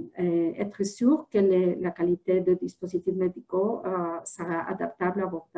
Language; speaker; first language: French; non-native, fluent; Spanish